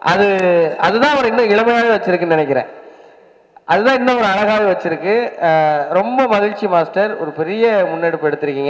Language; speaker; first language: Tamil; native; Tamil